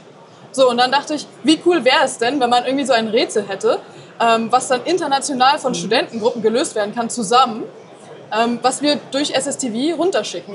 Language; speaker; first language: German; native; German